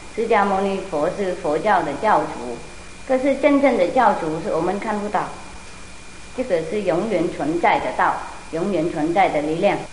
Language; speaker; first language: Chinese; non-native, fluent; Vietnamese